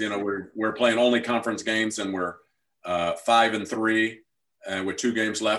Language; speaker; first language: English; native; English